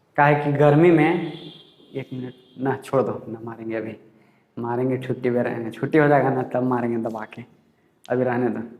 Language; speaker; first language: Hindi; native; Hindi